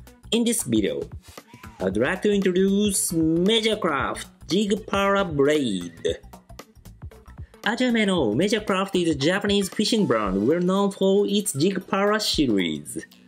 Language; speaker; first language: English; non-native, fluent; Japanese